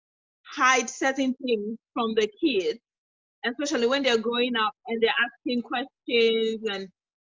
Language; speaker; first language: English; non-native, local second language; Akan